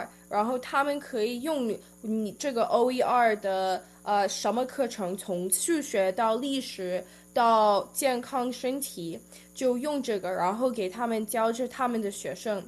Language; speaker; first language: Chinese; early bilingual, heritage; Chinese